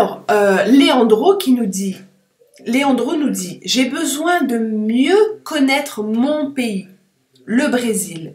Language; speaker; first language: French; native; French